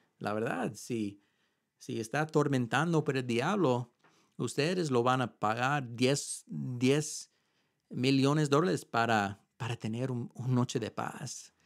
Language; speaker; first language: Spanish; early bilingual, heritage; Spanish